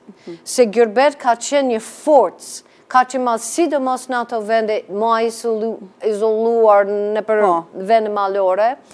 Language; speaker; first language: Albanian; non-native, fluent; English